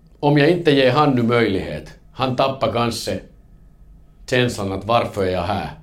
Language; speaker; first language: Swedish; non-native, learner; Finnish